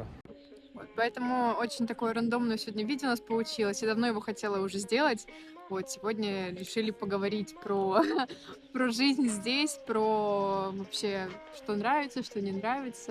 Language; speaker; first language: Russian; native; Russian